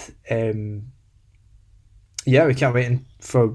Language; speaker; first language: English; native; English